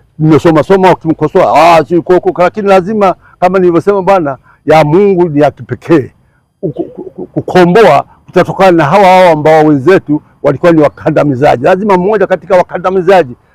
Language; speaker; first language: Swahili; non-native, local second language; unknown